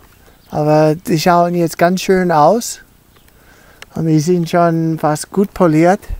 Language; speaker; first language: German; early bilingual, heritage; English